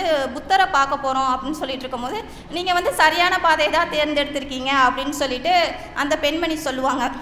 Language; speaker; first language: Tamil; native; Tamil